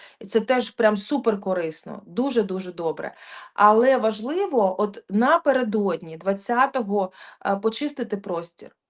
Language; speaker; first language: Ukrainian; non-native, local second language; Russian